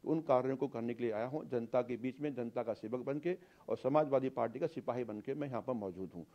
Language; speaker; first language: Hindi; native; Hindi